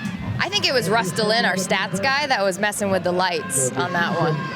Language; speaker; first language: English; native; English